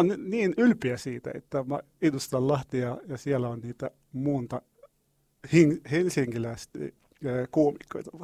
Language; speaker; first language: Finnish; non-native, learner; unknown